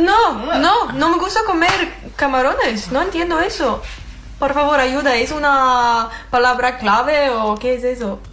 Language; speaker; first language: Spanish; non-native, learner; Swedish